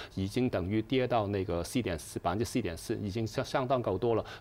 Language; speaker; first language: Chinese; non-native, fluent; Cantonese